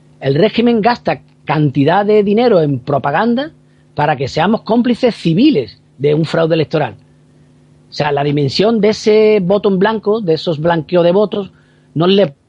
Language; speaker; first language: Spanish; native; Spanish